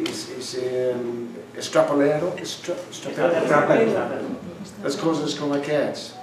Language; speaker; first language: Spanish; non-native, learner; English